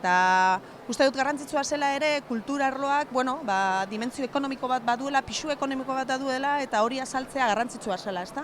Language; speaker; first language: Basque; native; Basque